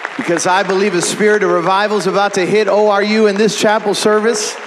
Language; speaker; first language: English; native; English